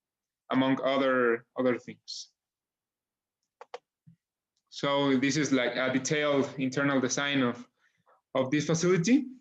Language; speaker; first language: English; non-native, fluent; Spanish